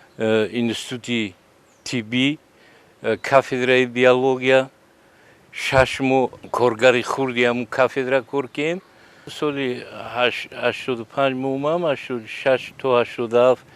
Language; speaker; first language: Tajik; native; Tajik